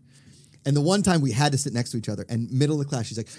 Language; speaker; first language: English; native; English